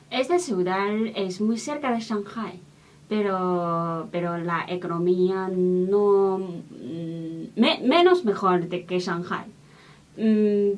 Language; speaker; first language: Spanish; non-native, learner; Chinese